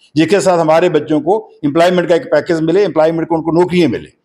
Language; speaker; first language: Hindi; native; Hindi